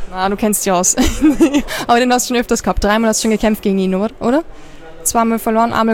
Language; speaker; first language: German; native; German